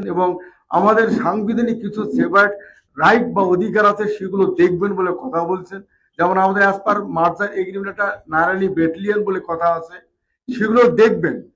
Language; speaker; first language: Bangla; non-native, local second language; Rangpuri